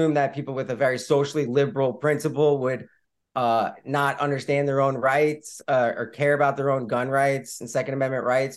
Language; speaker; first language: English; native; English